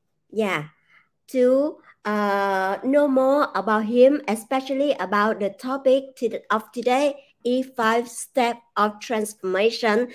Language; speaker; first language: English; non-native, fluent; Vietnamese